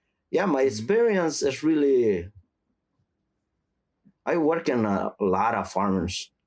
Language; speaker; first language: English; non-native, learner; Spanish